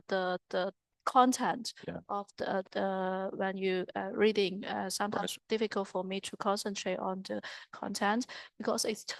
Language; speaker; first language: English; non-native, learner; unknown